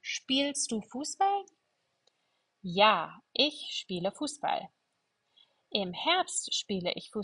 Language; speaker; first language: German; non-native, fluent; English